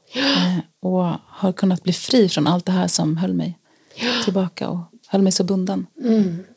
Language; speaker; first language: Swedish; native; Swedish